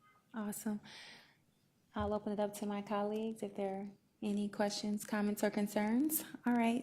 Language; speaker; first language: English; native; English